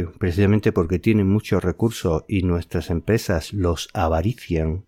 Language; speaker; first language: Spanish; native; Spanish